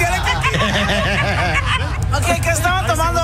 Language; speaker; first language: Spanish; early bilingual, heritage; Spanish